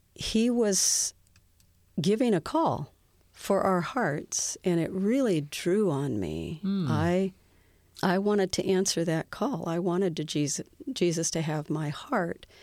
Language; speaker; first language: English; native; English